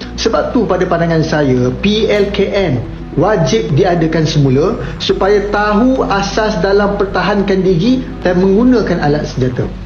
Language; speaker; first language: Malay; native; Malay